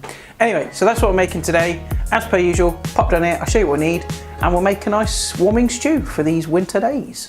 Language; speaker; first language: English; native; English